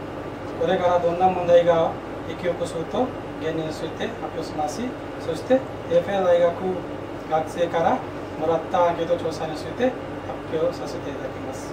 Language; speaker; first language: Japanese; non-native, learner; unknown